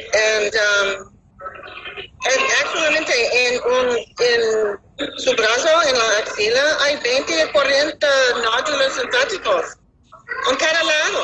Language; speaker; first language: Spanish; non-native, learner; English